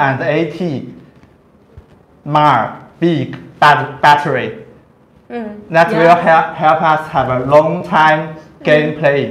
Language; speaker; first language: English; non-native, learner; Chinese